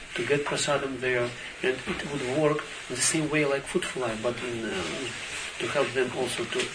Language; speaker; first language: English; non-native, fluent; Russian